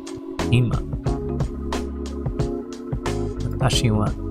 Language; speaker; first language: Japanese; non-native, learner; English